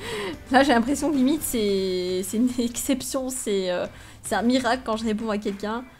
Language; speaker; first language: French; native; French